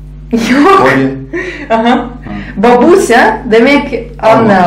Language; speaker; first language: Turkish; non-native, learner; Russian